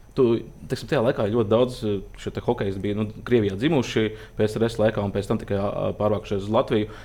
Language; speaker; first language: Latvian; native; Latvian